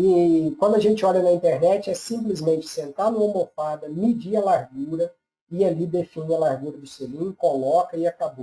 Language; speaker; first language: Portuguese; native; Portuguese